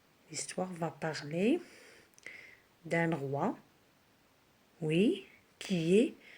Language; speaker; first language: French; non-native, local second language; Arabic